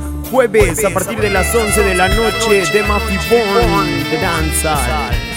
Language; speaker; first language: Spanish; native; Spanish